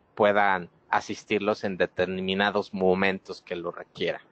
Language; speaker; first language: Spanish; native; Spanish